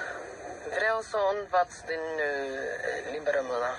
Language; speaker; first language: Romanian; non-native, learner; Filipino